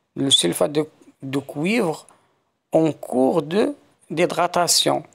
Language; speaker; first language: French; non-native, local second language; Arabic